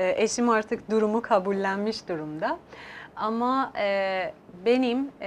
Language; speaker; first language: Turkish; non-native, fluent; Persian